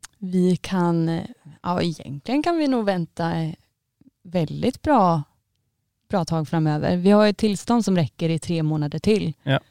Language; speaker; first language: Swedish; native; Swedish